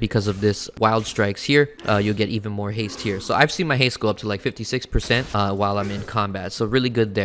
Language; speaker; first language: English; native; English